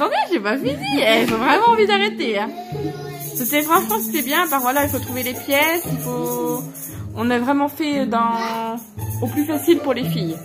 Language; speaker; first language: French; native; French